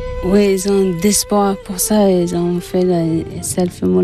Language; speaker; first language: French; non-native, learner; Tibetan